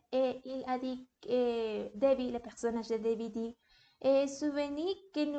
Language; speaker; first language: French; non-native, learner; English